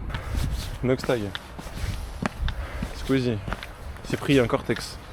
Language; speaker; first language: French; native; French